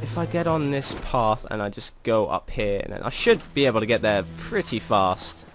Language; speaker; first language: English; native; English